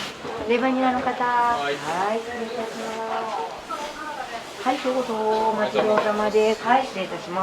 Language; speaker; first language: Japanese; native; Japanese